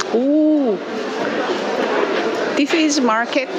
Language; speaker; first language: English; non-native, learner; Korean